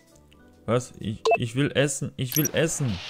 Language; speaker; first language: German; non-native, learner; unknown